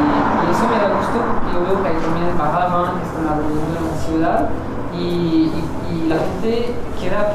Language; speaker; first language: Spanish; non-native, fluent; French